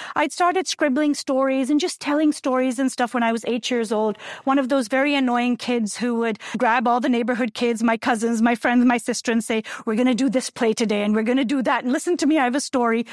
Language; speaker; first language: English; non-native, local second language; Urdu